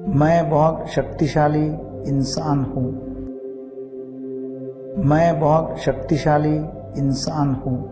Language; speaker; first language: Hindi; non-native, local second language; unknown